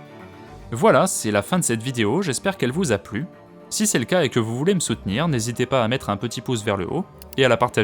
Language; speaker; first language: French; native; French